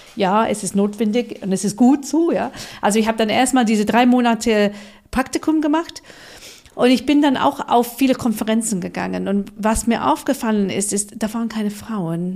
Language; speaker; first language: German; non-native, fluent; English